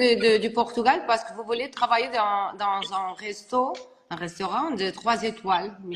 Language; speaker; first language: French; non-native, learner; Portuguese